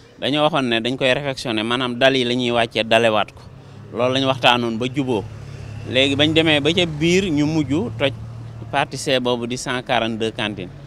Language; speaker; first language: Wolof; native; Wolof